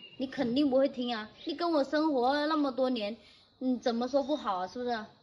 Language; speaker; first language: Chinese; non-native, fluent; Vietnamese